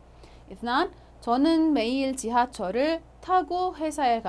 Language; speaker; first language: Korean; non-native, fluent; Arabic